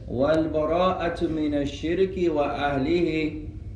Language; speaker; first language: Arabic; native; Arabic